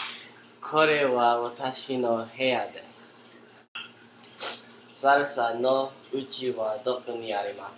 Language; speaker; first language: Japanese; non-native, learner; English